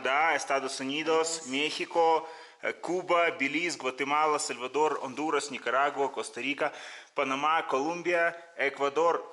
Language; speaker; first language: Spanish; non-native, learner; Russian